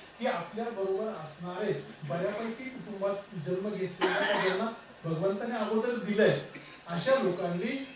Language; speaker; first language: Marathi; native; Marathi